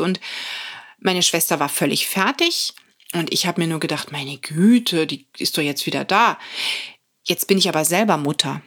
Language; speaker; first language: German; native; German